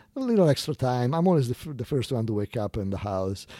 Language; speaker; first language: English; non-native, fluent; Italian